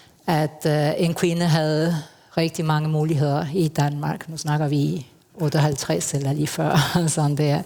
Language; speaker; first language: Danish; non-native, fluent; Spanish